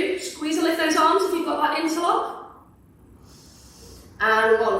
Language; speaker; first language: English; native; English